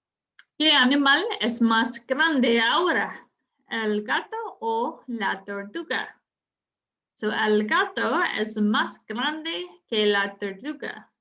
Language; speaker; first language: Spanish; non-native, fluent; English